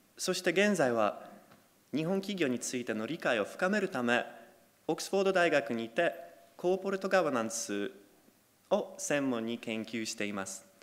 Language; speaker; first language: Japanese; non-native, fluent; Polish